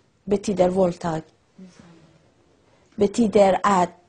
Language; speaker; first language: Swedish; non-native, learner; Persian